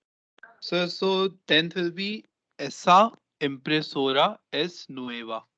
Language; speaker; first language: Spanish; non-native, learner; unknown